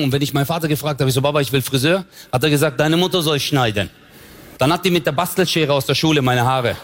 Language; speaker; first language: German; early bilingual, other home language; Turkish